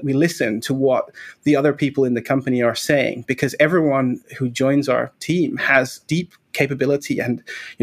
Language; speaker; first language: English; native; English